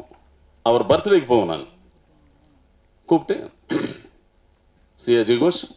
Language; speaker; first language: Tamil; non-native, learner; Telugu